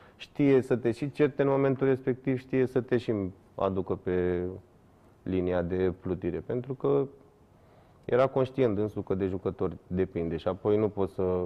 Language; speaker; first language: Romanian; native; Romanian